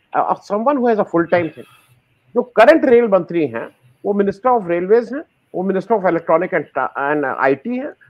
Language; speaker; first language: Hindi; native; Hindi